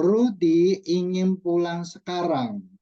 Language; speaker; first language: Indonesian; non-native, fluent; Chinese